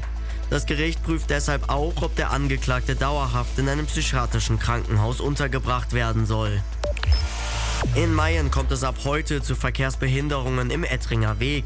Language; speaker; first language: German; native; German